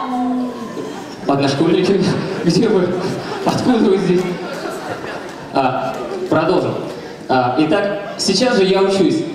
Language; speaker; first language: Russian; native; Russian